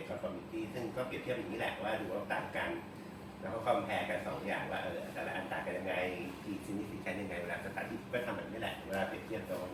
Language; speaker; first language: Thai; native; Thai